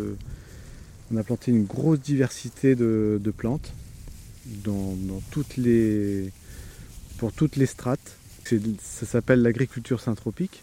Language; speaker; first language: French; native; French